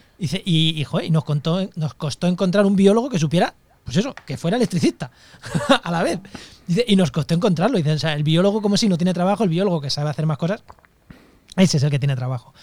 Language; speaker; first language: Spanish; native; Spanish